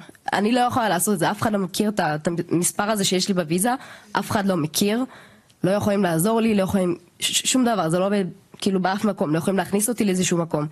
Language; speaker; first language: Hebrew; early bilingual, other home language; Tigrinya